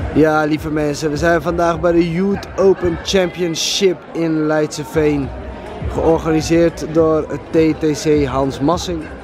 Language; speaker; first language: Dutch; native; Dutch